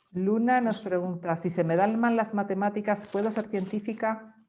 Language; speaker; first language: Spanish; native; Spanish